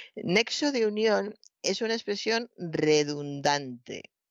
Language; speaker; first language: Spanish; native; Spanish